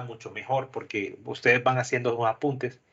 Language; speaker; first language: Spanish; native; Spanish